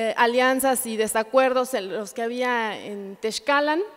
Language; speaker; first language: Spanish; native; Spanish